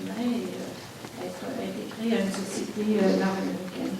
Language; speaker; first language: French; native; French